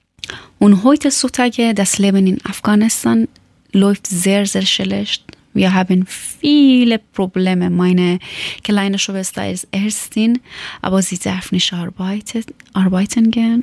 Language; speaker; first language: German; non-native, learner; Persian